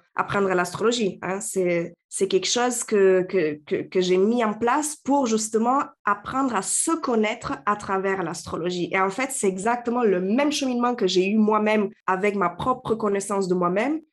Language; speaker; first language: French; non-native, fluent; Romanian